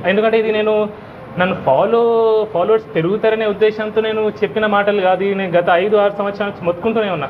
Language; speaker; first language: Telugu; non-native, local second language; Hindi